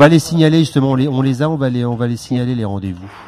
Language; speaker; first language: French; native; French